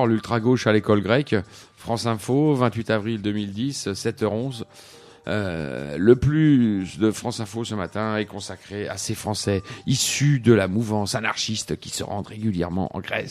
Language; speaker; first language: French; native; French